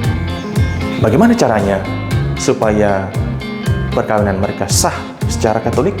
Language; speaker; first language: Indonesian; native; Indonesian